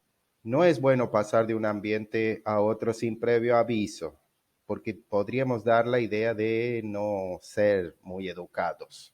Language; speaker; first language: Spanish; non-native, fluent; Portuguese